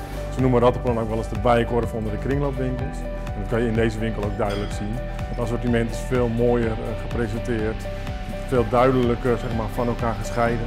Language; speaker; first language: Dutch; native; Dutch